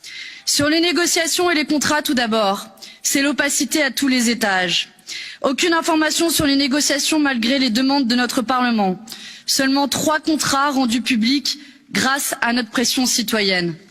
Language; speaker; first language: French; native; French